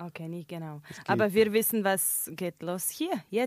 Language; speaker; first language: German; non-native, learner; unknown